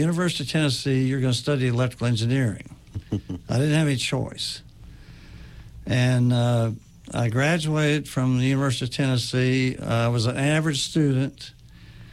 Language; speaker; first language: English; native; English